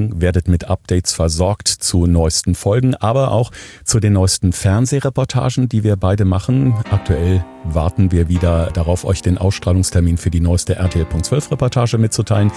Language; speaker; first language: German; native; German